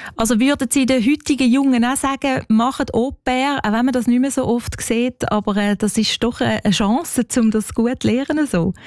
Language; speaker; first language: German; native; German